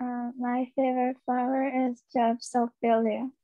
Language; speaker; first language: English; non-native, learner; Chinese